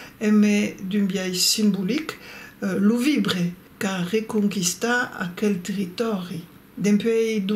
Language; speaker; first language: Occitan; non-native, local second language; French